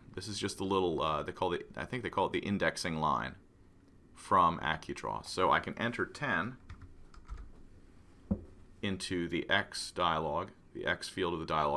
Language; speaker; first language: English; native; English